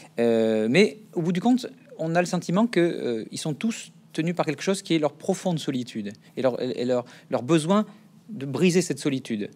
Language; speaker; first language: French; native; French